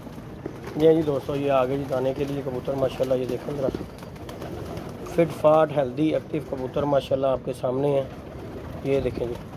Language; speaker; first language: Hindi; non-native, local second language; Punjabi